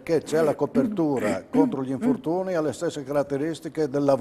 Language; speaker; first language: Italian; native; Italian